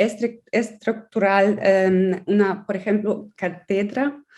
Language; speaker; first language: Spanish; non-native, fluent; German